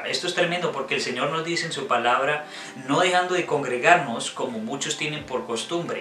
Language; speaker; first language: Spanish; native; Spanish